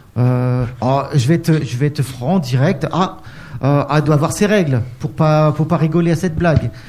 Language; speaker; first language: French; native; French